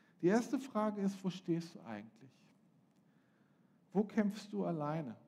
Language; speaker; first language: German; native; German